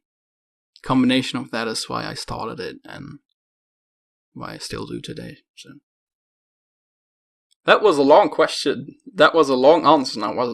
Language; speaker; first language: English; non-native, fluent; Dutch